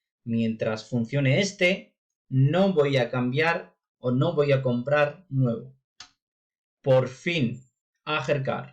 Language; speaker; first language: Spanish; non-native, fluent; Urdu